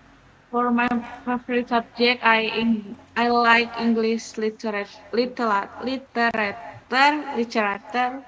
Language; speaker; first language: English; non-native, learner; Indonesian